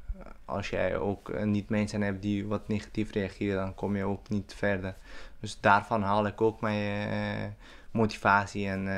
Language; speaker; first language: Dutch; early bilingual, other home language; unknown